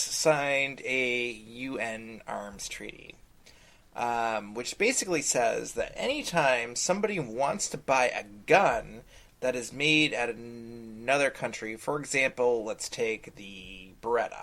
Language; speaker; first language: English; native; English